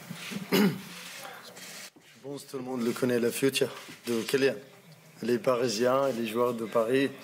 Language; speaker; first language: French; non-native, learner; Arabic